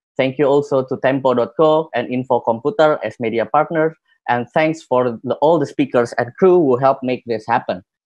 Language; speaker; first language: English; non-native, fluent; Indonesian